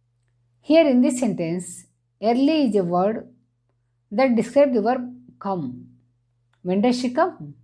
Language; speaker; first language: English; non-native, fluent; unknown